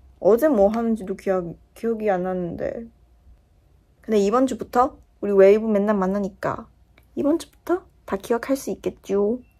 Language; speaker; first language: Korean; non-native, fluent; Chinese